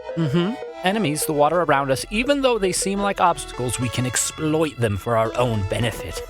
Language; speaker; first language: English; native; English